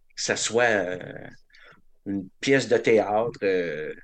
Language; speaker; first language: French; native; French